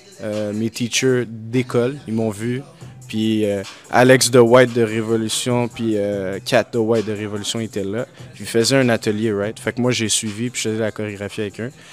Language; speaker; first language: French; native; French